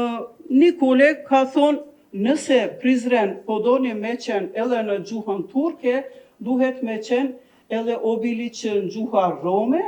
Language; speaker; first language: Albanian; non-native, local second language; Turkish